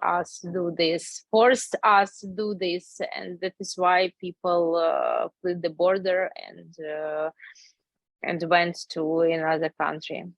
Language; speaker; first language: English; non-native, learner; Ukrainian